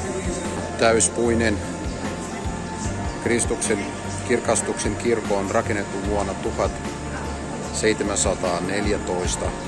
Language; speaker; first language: Finnish; non-native, fluent; Russian